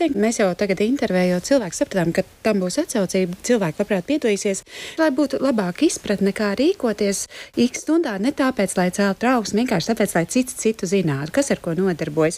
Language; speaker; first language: Latvian; native; Latvian